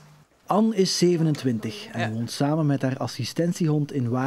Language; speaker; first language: Dutch; native; Dutch